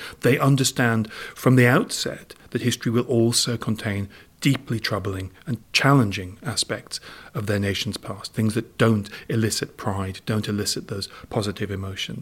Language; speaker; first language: English; native; English